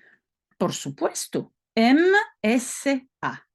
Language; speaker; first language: Spanish; non-native, learner; French